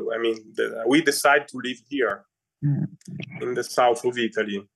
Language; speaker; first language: English; non-native, fluent; Italian